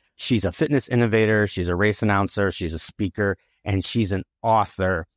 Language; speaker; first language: English; native; English